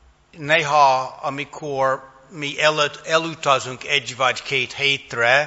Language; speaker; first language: Hungarian; non-native, fluent; English